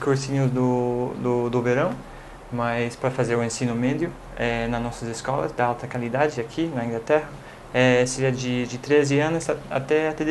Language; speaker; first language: Portuguese; non-native, fluent; English